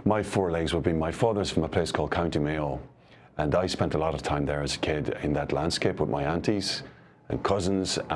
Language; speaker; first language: English; native; English